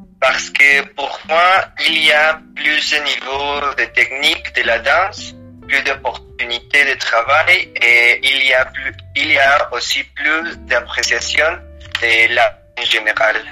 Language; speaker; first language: French; non-native, learner; Spanish